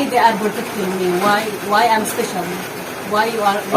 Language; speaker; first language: English; non-native, fluent; Arabic